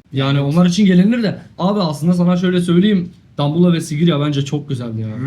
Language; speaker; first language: Turkish; native; Turkish